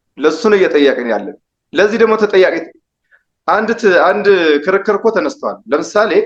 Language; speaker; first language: Amharic; non-native, local second language; Tigrinya